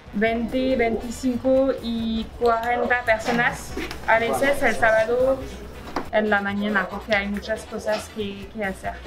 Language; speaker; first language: Spanish; non-native, fluent; French